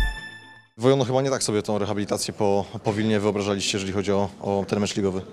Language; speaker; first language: Polish; native; Polish